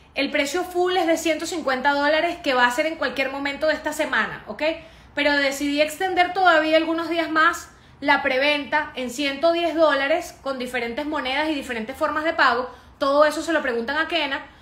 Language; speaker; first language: Spanish; native; Spanish